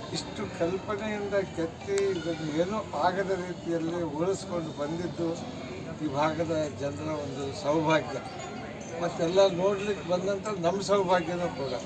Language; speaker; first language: Kannada; non-native, local second language; Lambadi